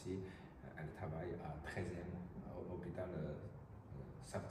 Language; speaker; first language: French; non-native, learner; Chinese